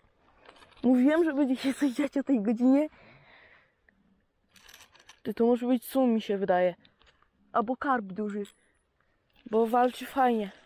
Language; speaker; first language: Polish; native; Polish